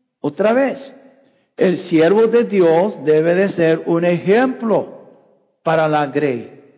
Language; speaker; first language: Spanish; non-native, fluent; English